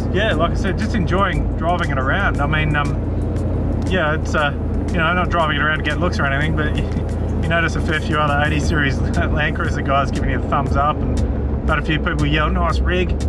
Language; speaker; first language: English; native; English